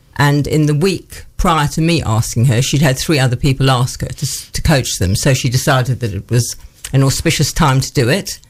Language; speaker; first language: English; native; English